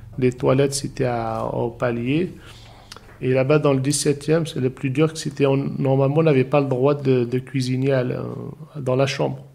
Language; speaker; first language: French; non-native, local second language; Arabic